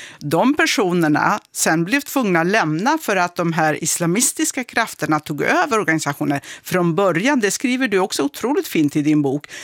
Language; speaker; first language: Swedish; early bilingual, other home language; Kurdish